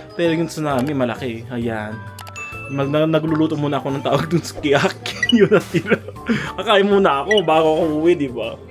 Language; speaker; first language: Filipino; early bilingual, heritage; Japanese